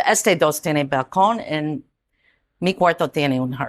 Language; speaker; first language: Spanish; non-native, learner; English